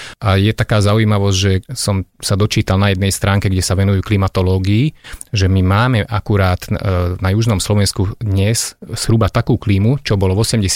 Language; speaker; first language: Slovak; non-native, local second language; Hungarian